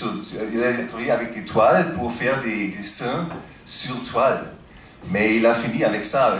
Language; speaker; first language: French; non-native, fluent; German